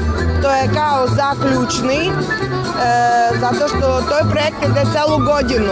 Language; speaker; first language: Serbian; non-native, fluent; Russian